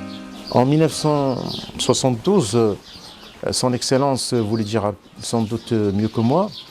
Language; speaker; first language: French; non-native, local second language; Arabic